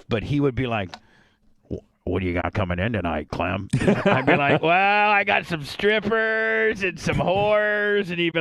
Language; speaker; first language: English; native; English